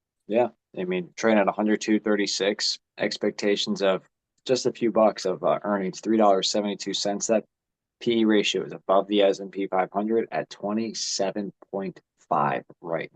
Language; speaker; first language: English; native; English